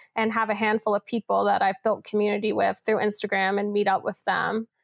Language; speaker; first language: English; native; English